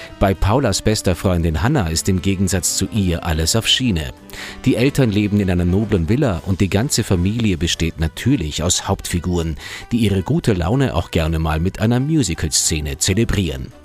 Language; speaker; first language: German; native; German